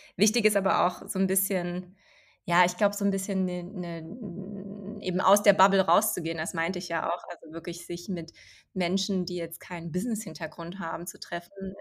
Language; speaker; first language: German; early bilingual, other home language; Chinese